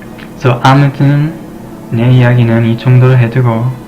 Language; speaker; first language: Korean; non-native, learner; English